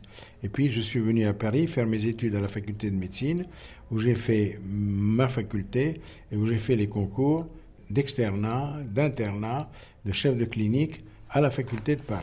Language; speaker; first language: French; native; French